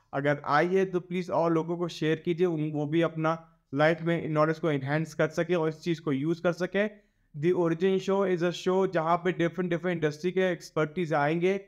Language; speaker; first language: Hindi; native; Hindi